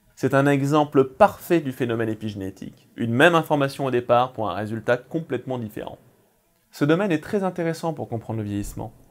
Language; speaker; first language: French; native; French